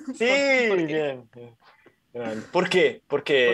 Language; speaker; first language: Spanish; non-native, fluent; Italian